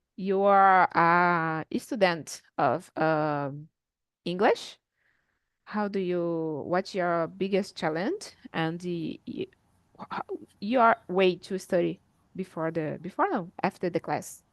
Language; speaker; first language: English; non-native, learner; Portuguese